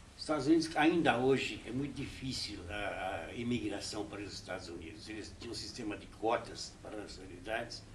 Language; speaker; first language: Portuguese; early bilingual, other home language; Hungarian